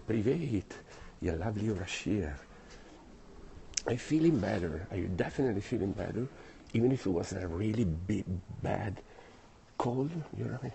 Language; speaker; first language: English; non-native, fluent; Italian